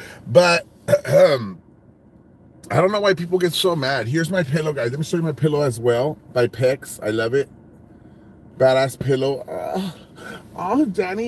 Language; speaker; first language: English; early bilingual, other home language; Spanish